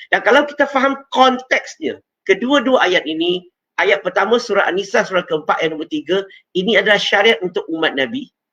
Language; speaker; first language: Malay; non-native, local second language; Chinese